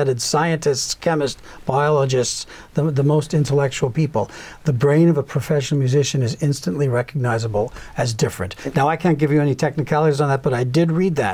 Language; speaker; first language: English; native; English